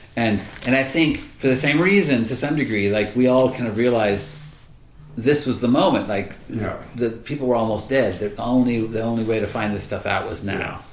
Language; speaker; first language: English; early bilingual, other home language; Swiss German